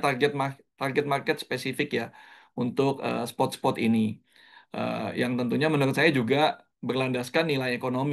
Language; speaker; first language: Indonesian; native; Indonesian